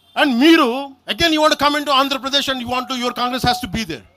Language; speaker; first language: English; non-native, local second language; Telugu